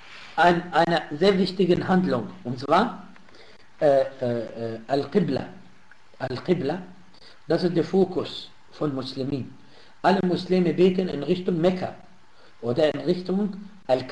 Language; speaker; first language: German; non-native, fluent; Arabic